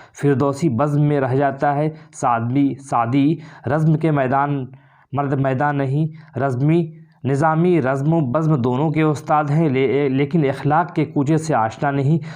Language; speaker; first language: Urdu; native; Urdu